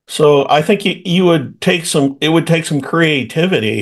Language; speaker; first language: English; native; English